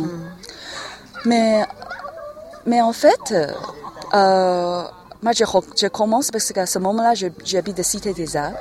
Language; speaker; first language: French; non-native, learner; Chinese